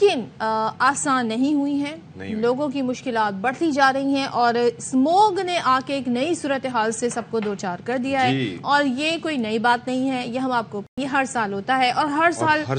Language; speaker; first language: Urdu; native; Urdu